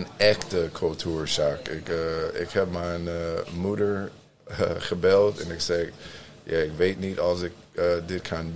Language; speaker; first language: Dutch; non-native, learner; English